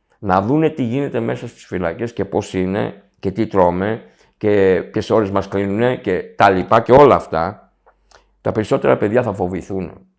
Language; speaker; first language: Greek; early bilingual, heritage; Greek